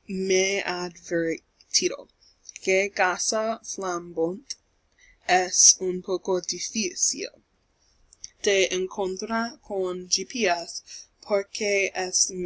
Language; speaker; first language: Spanish; non-native, learner; English